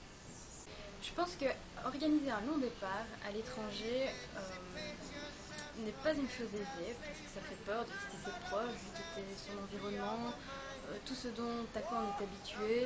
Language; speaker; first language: French; native; French